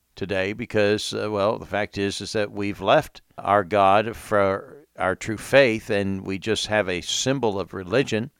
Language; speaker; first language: English; native; English